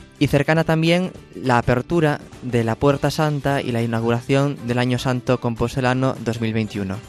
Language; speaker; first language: Spanish; native; Spanish